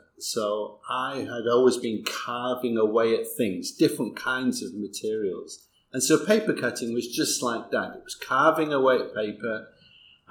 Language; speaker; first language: English; native; English